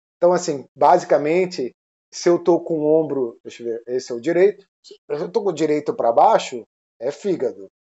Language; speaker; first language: Portuguese; non-native, fluent; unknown